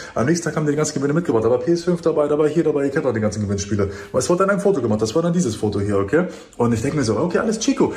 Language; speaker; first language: German; early bilingual, other home language; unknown